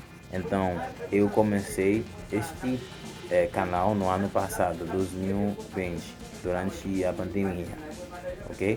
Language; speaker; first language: Portuguese; non-native, fluent; Haitian Creole